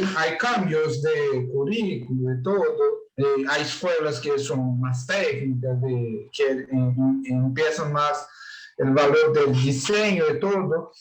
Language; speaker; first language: Spanish; non-native, learner; Portuguese